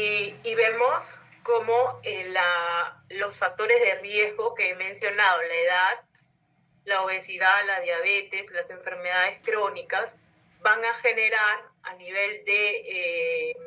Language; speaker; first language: Spanish; native; Spanish